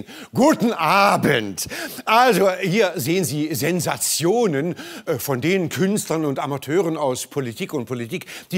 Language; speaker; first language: German; native; German